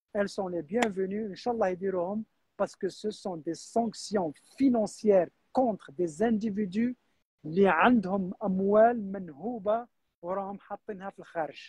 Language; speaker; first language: French; non-native, local second language; Arabic